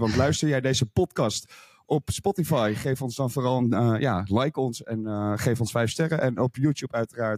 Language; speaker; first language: Dutch; native; Dutch